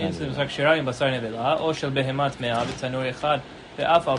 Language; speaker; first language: Hebrew; non-native, fluent; English